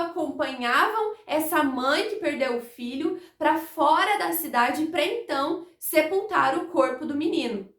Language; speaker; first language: Portuguese; native; Portuguese